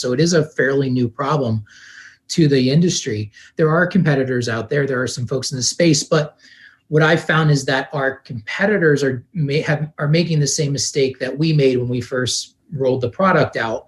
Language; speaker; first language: English; native; English